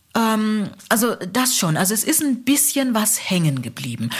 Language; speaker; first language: German; early bilingual, other home language; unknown